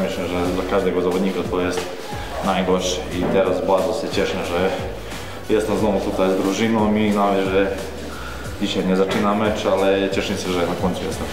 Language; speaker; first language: Polish; non-native, fluent; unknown